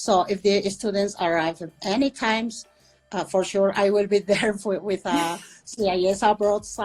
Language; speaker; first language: English; non-native, fluent; Spanish